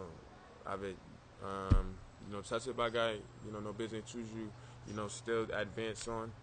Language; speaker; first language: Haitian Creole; early bilingual, heritage; English